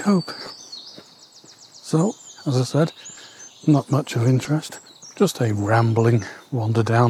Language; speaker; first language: English; native; English